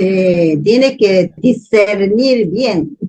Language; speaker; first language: Spanish; non-native, learner; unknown